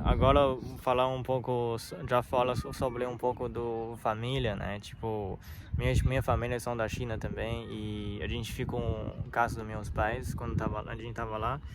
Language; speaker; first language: Portuguese; non-native, learner; Chinese